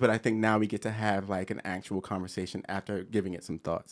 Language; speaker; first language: English; native; English